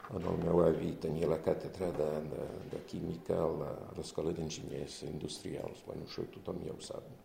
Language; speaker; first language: Catalan; early bilingual, heritage; Catalan